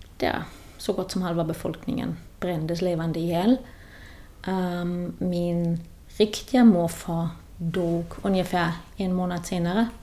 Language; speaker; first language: Swedish; non-native, fluent; German